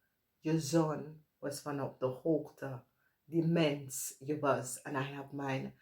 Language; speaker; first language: Dutch; non-native, fluent; English